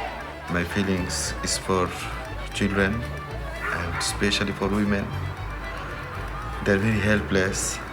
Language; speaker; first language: English; non-native, learner; Bangla